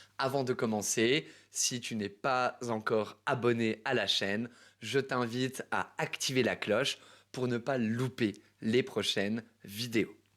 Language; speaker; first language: French; native; French